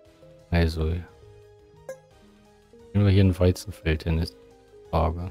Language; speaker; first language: German; native; German